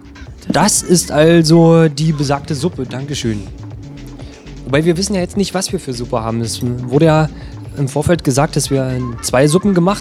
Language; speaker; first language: German; native; German